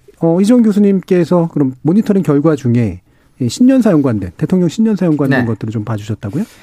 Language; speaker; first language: Korean; native; Korean